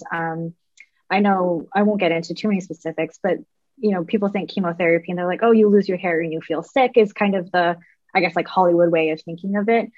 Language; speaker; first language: English; native; English